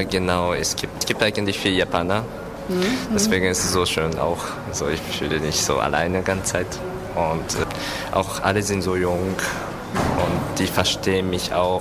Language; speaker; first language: German; non-native, learner; Japanese